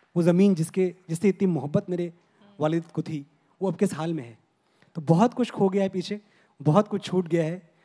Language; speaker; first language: Hindi; native; Hindi